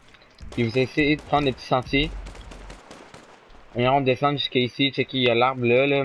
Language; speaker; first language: French; native; French